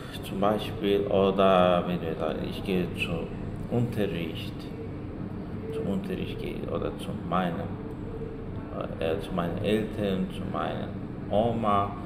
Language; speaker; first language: German; non-native, fluent; Azerbaijani